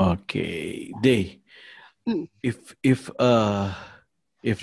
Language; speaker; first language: English; non-native, learner; Indonesian